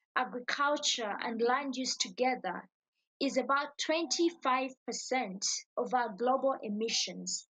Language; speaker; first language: English; non-native, local second language; Ganda